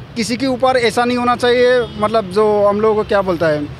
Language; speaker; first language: Hindi; non-native, local second language; Assamese